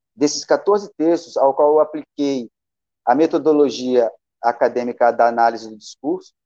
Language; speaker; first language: Portuguese; native; Portuguese